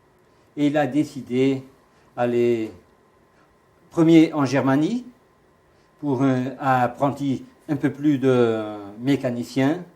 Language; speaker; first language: French; non-native, fluent; Portuguese